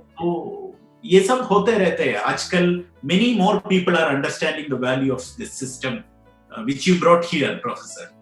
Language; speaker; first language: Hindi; non-native, local second language; Malayalam